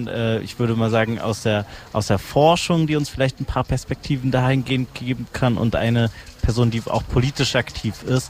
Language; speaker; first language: German; native; German